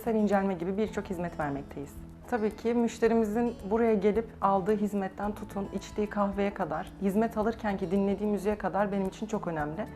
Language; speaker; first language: Turkish; native; Turkish